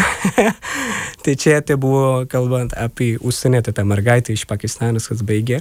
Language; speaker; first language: Lithuanian; non-native, fluent; Urdu